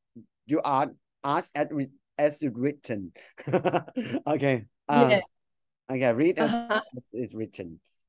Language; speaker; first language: English; non-native, fluent; Thai